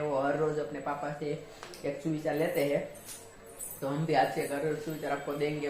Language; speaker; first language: Hindi; non-native, local second language; Gujarati